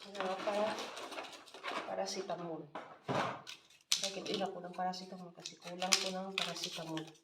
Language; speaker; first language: Filipino; non-native, local second language; Cebuano